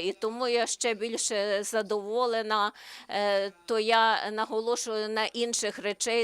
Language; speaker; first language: Ukrainian; non-native, learner; Slovenian